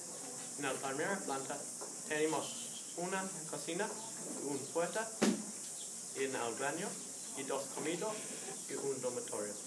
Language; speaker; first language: Spanish; non-native, learner; English